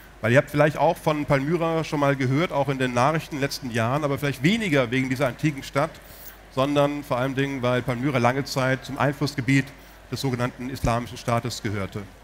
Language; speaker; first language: German; native; German